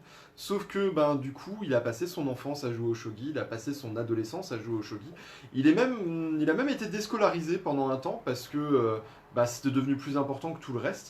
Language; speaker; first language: French; native; French